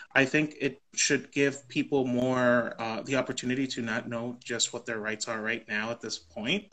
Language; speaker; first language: English; native; English